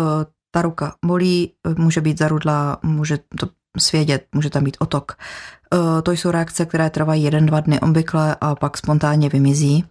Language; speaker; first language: Czech; native; Czech